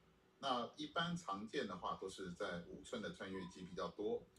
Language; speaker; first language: Chinese; native; Chinese